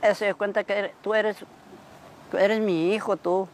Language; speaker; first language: Spanish; native; Spanish